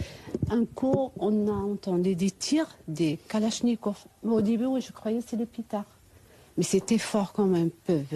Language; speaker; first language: French; non-native, fluent; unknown